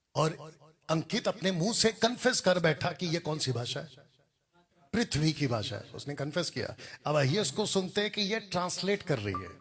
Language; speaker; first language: Hindi; non-native, local second language; Telugu